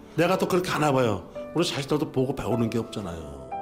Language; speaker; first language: Korean; native; Korean